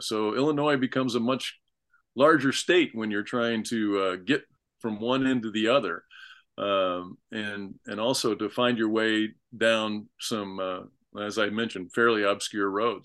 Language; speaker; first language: English; native; English